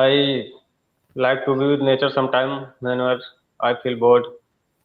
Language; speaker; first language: English; non-native, learner; Hindi